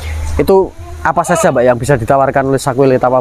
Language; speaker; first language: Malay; non-native, local second language; Javanese